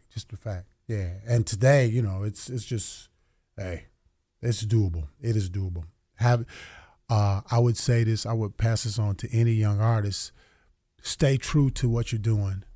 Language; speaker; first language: English; native; English